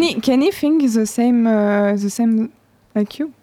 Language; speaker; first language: English; non-native, learner; French